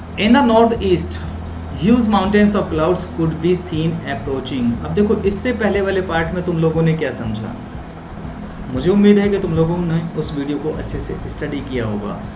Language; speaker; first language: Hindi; native; Hindi